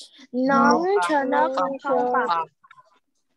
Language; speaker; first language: French; non-native, learner; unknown